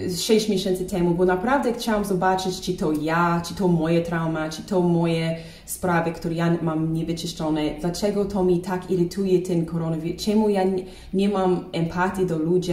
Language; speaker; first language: Polish; non-native, learner; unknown